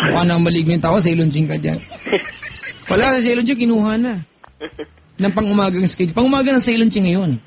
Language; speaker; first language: Filipino; non-native, local second language; Iloko